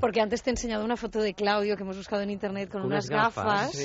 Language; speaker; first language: Spanish; native; Spanish